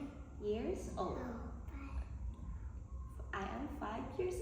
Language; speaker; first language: English; non-native, learner; Vietnamese